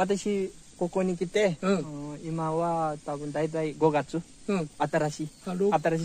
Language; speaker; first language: Japanese; non-native, learner; Nepali